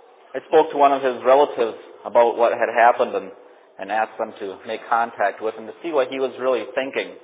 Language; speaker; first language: English; native; English